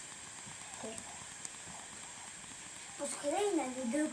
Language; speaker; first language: French; native; French